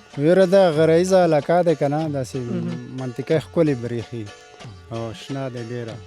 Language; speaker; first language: Pashto; native; Pashto